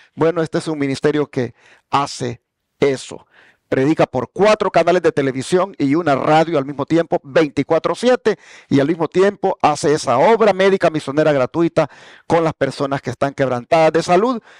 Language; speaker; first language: Spanish; native; Spanish